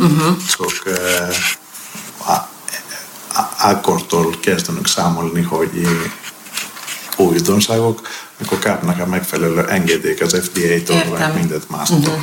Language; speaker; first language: Hungarian; non-native, learner; Greek